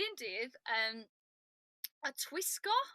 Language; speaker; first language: Welsh; non-native, learner; English